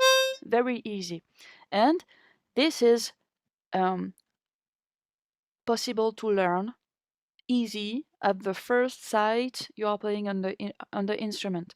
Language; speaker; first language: English; non-native, fluent; French